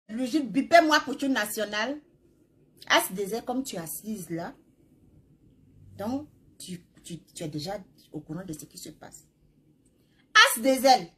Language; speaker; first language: French; non-native, local second language; Baoulé